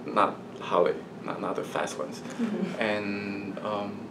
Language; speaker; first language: English; early bilingual, other home language; Chinese